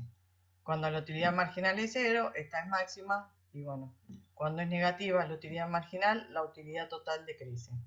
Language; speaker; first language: Spanish; native; Spanish